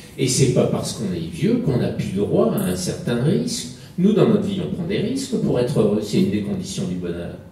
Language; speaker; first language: French; native; French